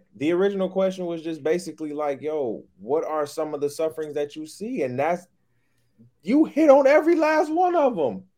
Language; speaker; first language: English; native; English